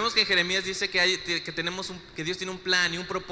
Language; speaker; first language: Spanish; native; Spanish